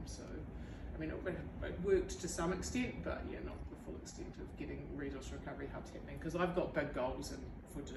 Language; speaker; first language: English; native; English